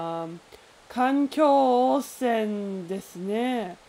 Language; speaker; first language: Japanese; non-native, learner; English